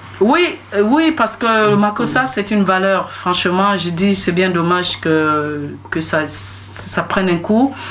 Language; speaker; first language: French; non-native, local second language; Duala